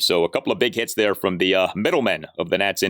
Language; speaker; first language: English; native; English